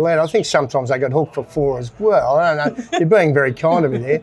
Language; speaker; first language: English; native; English